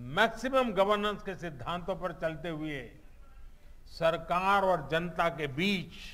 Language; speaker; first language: Hindi; non-native, local second language; Gujarati